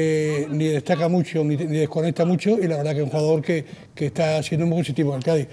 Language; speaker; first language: Spanish; native; Spanish